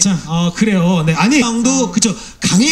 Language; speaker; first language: Korean; native; Korean